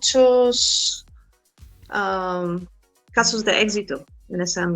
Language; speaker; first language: Spanish; non-native, fluent; Polish